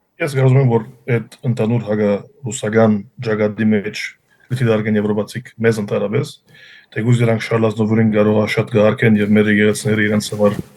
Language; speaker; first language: Armenian; early bilingual, heritage; Armenian